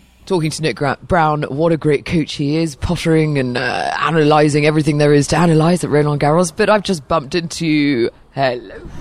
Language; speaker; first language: English; native; English